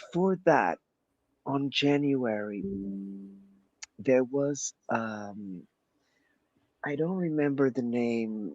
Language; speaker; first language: English; non-native, fluent; Portuguese